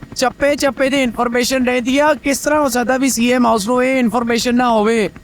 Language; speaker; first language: Punjabi; native; Punjabi